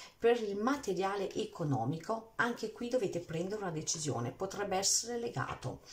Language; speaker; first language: Italian; early bilingual, heritage; Italian